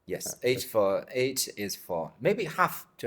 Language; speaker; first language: English; non-native, fluent; Chinese